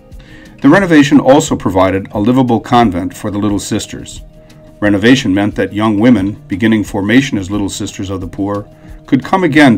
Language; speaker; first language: English; native; English